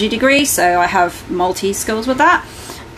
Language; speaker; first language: English; native; English